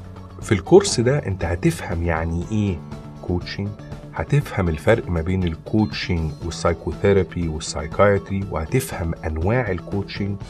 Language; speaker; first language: Arabic; native; Arabic